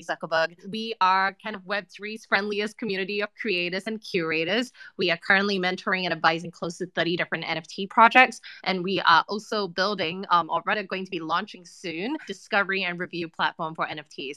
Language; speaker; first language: English; native; English